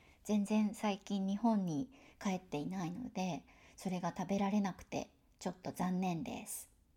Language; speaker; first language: Japanese; native; Japanese